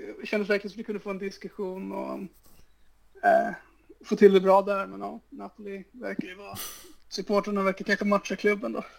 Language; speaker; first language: Swedish; native; Swedish